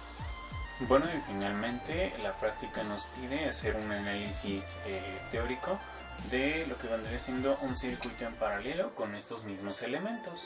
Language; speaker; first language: Spanish; native; Spanish